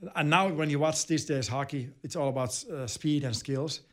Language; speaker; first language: English; non-native, fluent; Finnish